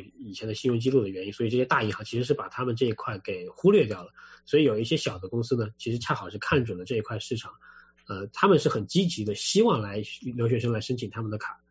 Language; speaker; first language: Chinese; native; Chinese